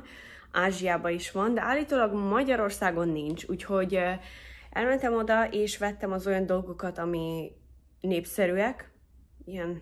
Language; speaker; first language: Hungarian; non-native, fluent; English